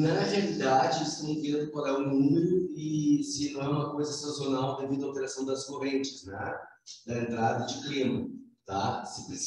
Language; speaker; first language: Portuguese; native; Portuguese